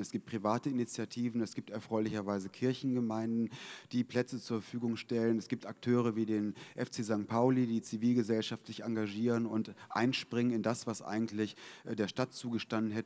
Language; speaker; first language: German; native; German